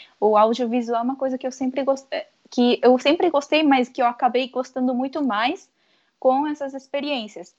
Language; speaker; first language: Portuguese; early bilingual, other home language; Korean